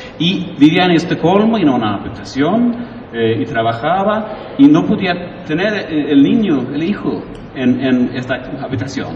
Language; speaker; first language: Spanish; non-native, learner; Swedish